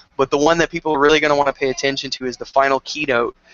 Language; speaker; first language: English; native; English